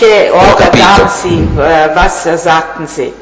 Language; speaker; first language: German; non-native, fluent; Italian